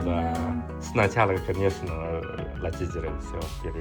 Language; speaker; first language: Russian; non-native, learner; Chinese